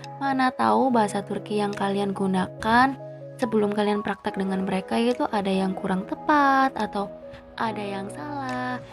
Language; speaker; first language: Indonesian; native; Indonesian